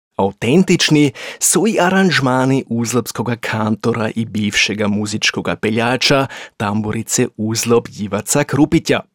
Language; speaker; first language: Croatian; native; Croatian